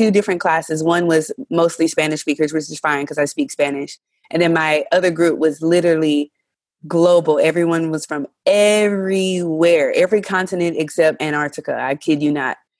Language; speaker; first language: English; native; English